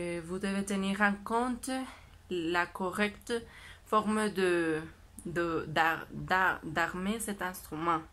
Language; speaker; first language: French; non-native, learner; Spanish